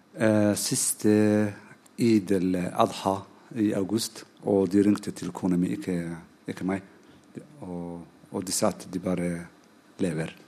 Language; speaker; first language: Norwegian; non-native, fluent; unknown